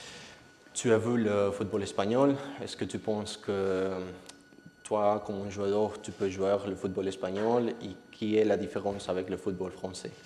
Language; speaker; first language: French; non-native, learner; Spanish